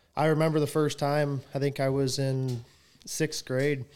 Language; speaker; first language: English; native; English